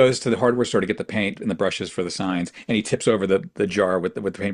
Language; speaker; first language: English; native; English